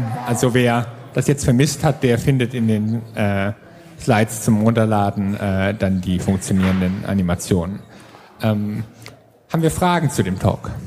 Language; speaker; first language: German; native; German